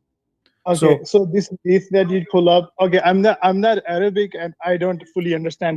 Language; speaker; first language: English; non-native, fluent; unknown